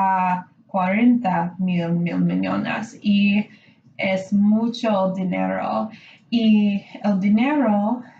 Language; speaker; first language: Spanish; non-native, learner; English